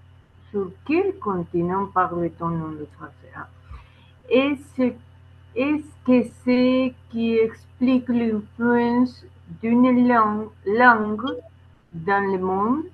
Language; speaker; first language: French; non-native, learner; Spanish